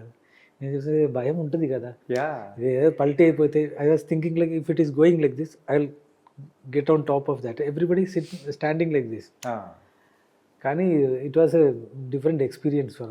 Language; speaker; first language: Telugu; non-native, learner; Malayalam